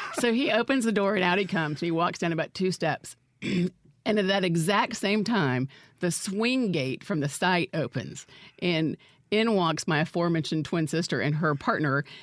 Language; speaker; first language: English; native; English